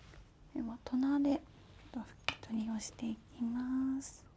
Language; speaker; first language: Japanese; native; Japanese